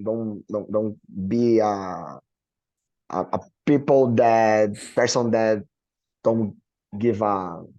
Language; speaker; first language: English; non-native, learner; Portuguese